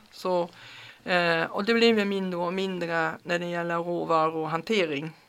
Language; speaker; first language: Swedish; non-native, fluent; German